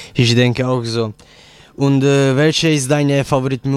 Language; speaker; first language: German; non-native, learner; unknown